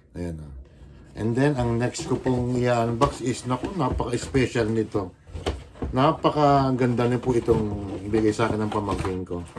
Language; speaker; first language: Filipino; native; Filipino